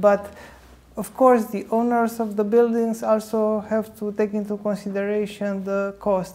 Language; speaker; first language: English; non-native, fluent; Romanian